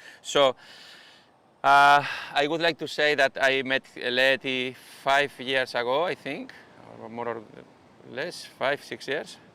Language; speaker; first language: English; non-native, fluent; Spanish